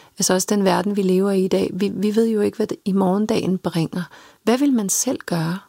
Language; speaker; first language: Danish; early bilingual, other home language; Serbian